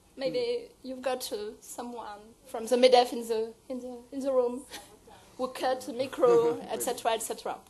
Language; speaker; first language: English; non-native, fluent; French